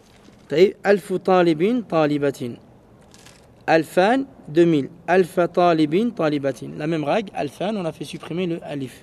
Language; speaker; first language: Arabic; non-native, fluent; French